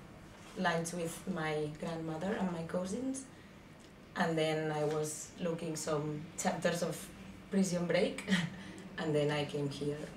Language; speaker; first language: English; non-native, learner; Spanish